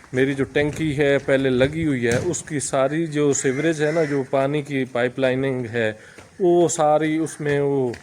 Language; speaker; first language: Urdu; non-native, local second language; Punjabi